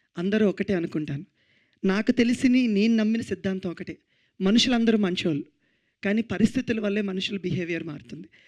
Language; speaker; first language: Telugu; native; Telugu